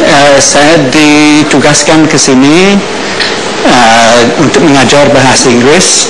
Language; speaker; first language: Indonesian; non-native, fluent; English